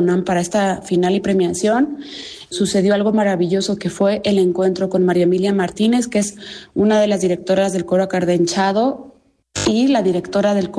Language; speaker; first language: Spanish; native; Spanish